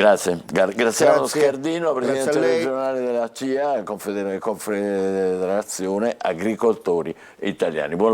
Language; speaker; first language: Italian; native; Italian